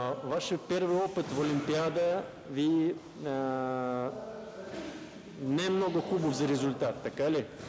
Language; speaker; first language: Bulgarian; non-native, learner; Russian